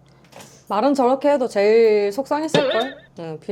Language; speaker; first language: Korean; native; Korean